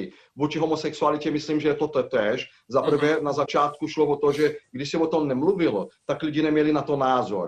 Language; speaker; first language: Czech; non-native, fluent; Portuguese